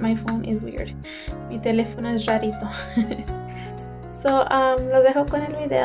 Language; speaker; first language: Spanish; early bilingual, heritage; Spanish